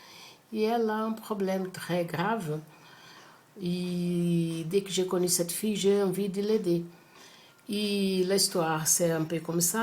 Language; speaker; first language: French; non-native, fluent; Portuguese